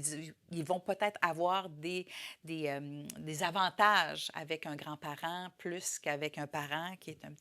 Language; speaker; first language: French; native; French